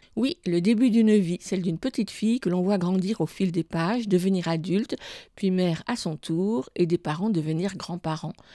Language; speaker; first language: French; native; French